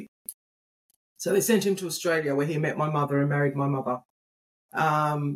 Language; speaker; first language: English; native; English